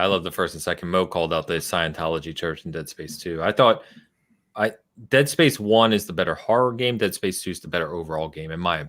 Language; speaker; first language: English; native; English